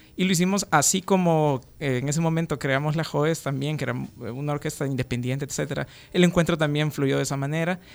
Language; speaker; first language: Spanish; native; Spanish